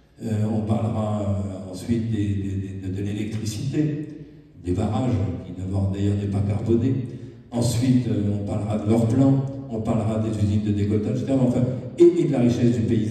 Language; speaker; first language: French; native; French